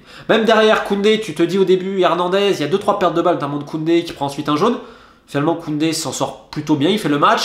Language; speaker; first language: French; native; French